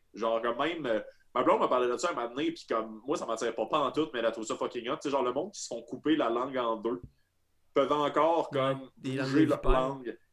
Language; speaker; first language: French; native; French